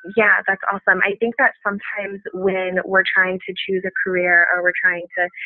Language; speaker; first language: English; native; English